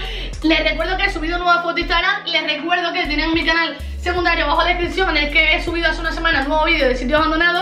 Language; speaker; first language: Spanish; native; Spanish